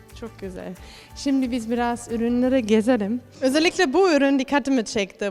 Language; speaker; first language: Turkish; early bilingual, heritage; Turkish